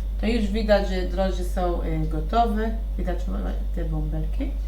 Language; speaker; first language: Polish; non-native, learner; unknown